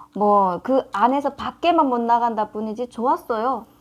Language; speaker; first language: Korean; native; Korean